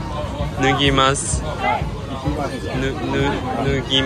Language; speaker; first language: Japanese; non-native, learner; Chinese